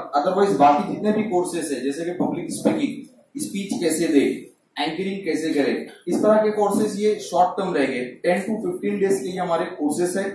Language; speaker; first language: Hindi; non-native, local second language; Urdu